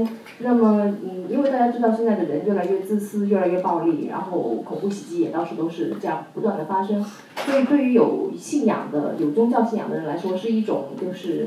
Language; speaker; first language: Chinese; native; Chinese